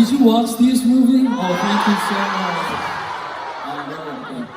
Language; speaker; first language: English; non-native, learner; Korean